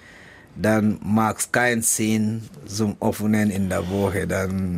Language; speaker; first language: German; non-native, learner; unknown